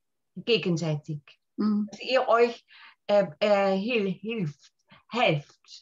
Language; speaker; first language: German; non-native, fluent; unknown